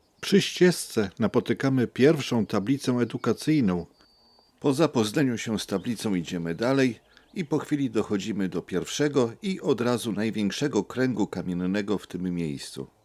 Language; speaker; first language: Polish; native; Polish